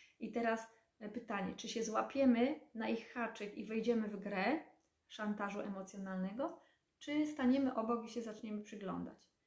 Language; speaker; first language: Polish; native; Polish